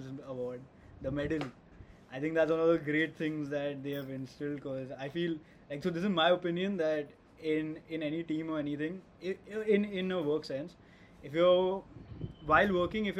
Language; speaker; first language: English; non-native, local second language; Hindi